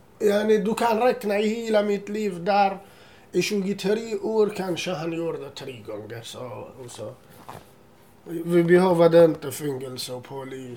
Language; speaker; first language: Swedish; non-native, learner; Assyrian Neo-Aramaic